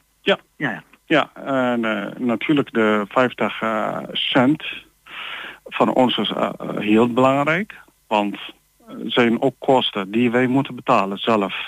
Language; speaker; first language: Dutch; non-native, learner; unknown